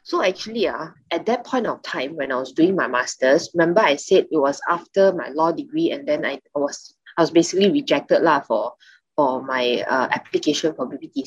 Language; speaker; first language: English; non-native, local second language; Chinese